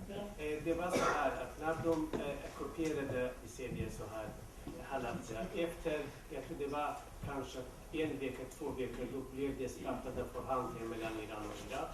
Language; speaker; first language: Swedish; non-native, learner; Kurdish